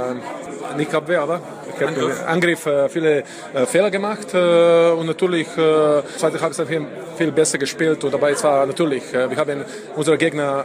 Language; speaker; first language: German; non-native, fluent; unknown